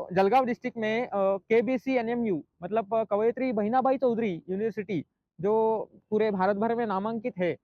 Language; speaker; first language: Hindi; non-native, local second language; Marathi